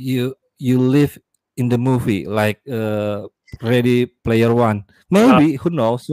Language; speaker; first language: English; non-native, learner; Indonesian